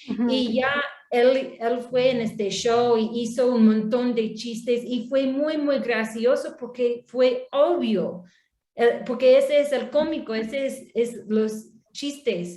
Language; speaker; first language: Spanish; non-native, learner; English